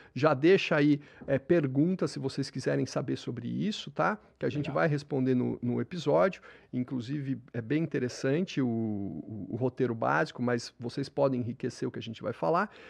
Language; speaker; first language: Portuguese; native; Portuguese